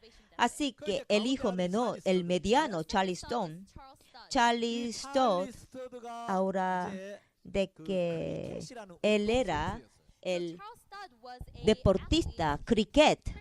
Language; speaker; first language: Spanish; non-native, fluent; Korean